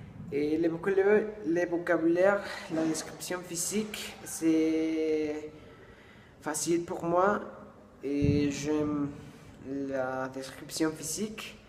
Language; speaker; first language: French; non-native, learner; Spanish